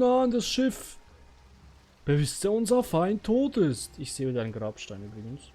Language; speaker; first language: German; native; German